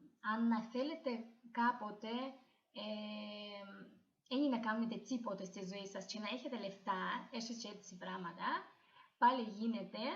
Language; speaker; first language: Greek; non-native, fluent; Russian